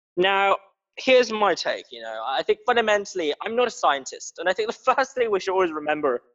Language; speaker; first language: English; non-native, local second language; Cantonese